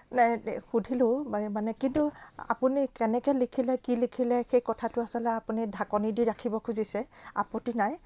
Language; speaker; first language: Assamese; native; Assamese